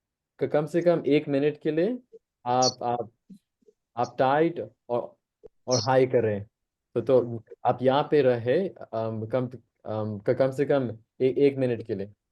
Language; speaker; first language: Hindi; non-native, local second language; English